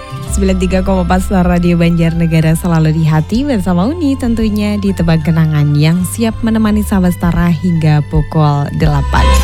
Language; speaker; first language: Indonesian; non-native, local second language; Javanese